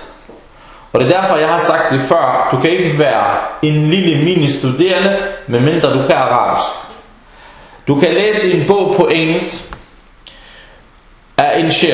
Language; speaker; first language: Danish; early bilingual, other home language; Arabic